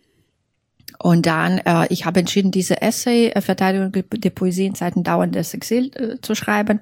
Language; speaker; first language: German; non-native, fluent; Russian